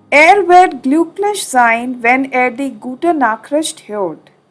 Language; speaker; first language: German; non-native, fluent; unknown